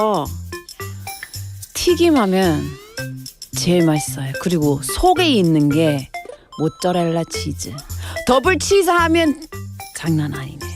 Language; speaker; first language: Korean; non-native, learner; English